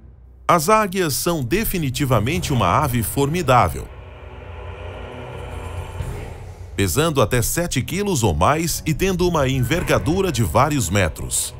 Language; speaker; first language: Portuguese; native; Portuguese